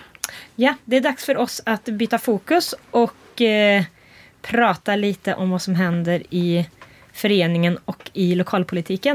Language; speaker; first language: Swedish; native; Swedish